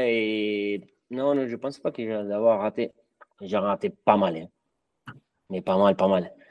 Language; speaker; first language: French; non-native, fluent; Spanish